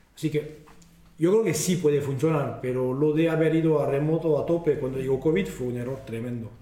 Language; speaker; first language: Spanish; non-native, fluent; French